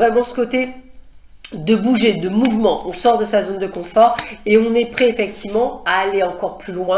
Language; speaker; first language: French; native; French